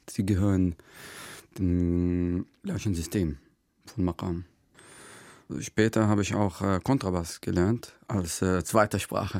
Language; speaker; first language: German; non-native, fluent; Arabic